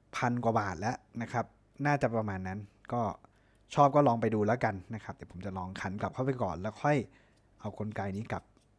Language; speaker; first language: Thai; native; Thai